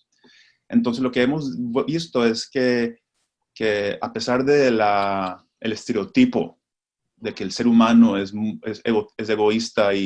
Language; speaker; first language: Spanish; non-native, fluent; English